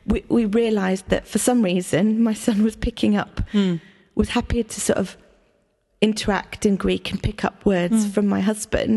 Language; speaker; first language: English; native; English